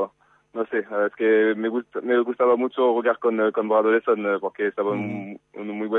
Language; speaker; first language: Spanish; non-native, fluent; French